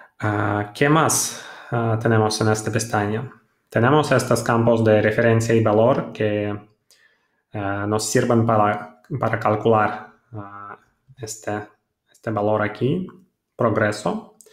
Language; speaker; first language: Spanish; non-native, fluent; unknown